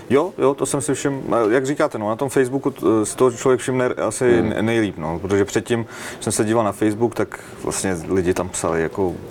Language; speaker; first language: Czech; early bilingual, other home language; Armenian